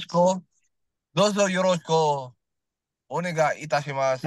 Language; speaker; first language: Japanese; non-native, learner; Filipino